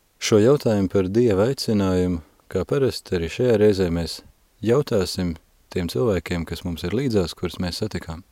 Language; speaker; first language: Latvian; native; Latvian